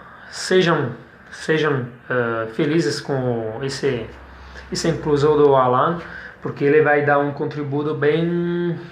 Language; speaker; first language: Portuguese; non-native, fluent; Italian